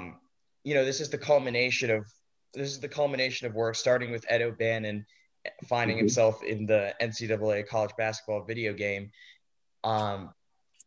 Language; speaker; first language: English; native; English